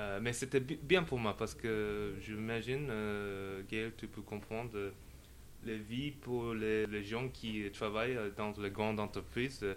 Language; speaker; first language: French; non-native, learner; English